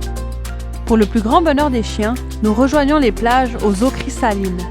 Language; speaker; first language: French; native; French